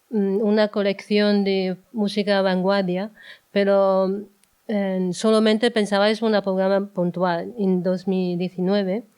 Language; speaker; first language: Spanish; non-native, learner; Chinese